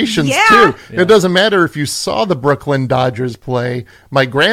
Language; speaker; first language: English; native; English